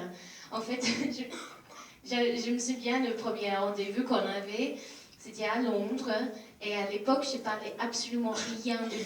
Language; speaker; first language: French; non-native, learner; English